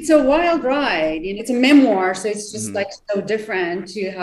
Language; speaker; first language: English; non-native, fluent; Persian